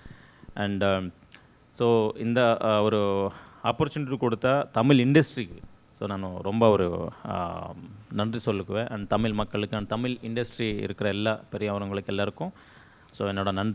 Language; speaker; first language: Tamil; non-native, learner; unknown